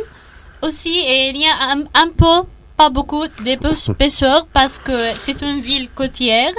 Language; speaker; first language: French; non-native, learner; Arabic